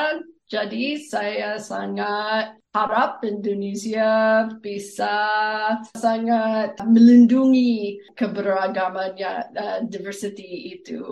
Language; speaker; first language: Indonesian; non-native, fluent; English